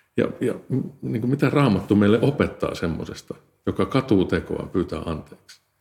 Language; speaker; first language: Finnish; native; Finnish